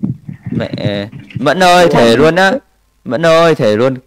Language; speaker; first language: Vietnamese; native; Vietnamese